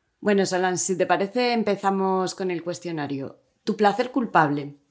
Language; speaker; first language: Spanish; native; Spanish